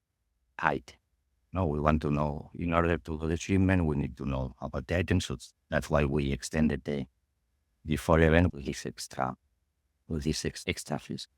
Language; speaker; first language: English; non-native, fluent; Spanish